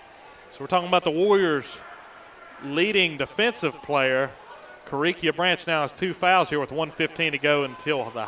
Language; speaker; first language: English; native; English